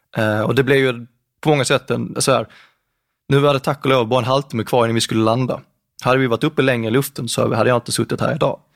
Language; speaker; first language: Swedish; native; Swedish